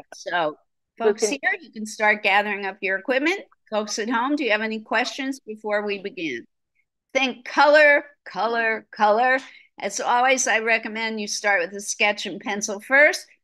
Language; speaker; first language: English; native; English